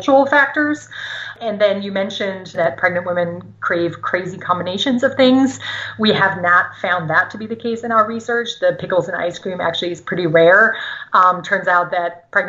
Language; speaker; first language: English; non-native, fluent; German